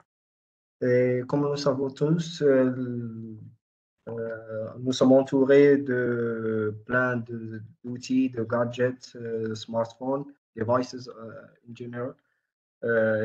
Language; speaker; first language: French; non-native, local second language; Arabic